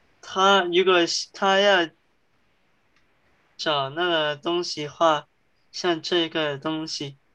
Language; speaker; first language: Chinese; early bilingual, heritage; Chinese